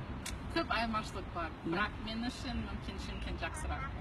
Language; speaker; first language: Kazakh; non-native, learner; English